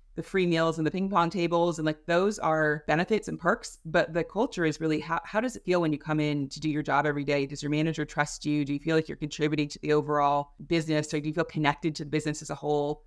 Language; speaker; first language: English; native; English